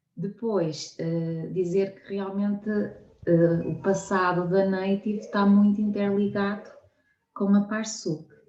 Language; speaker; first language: Portuguese; native; Portuguese